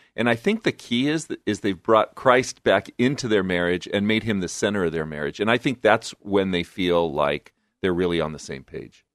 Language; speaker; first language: English; native; English